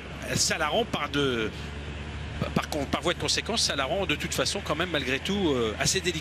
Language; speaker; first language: French; native; French